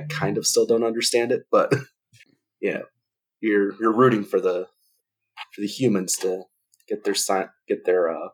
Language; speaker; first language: English; early bilingual, other home language; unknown